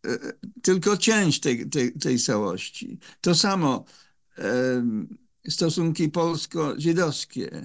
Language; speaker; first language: Polish; non-native, fluent; English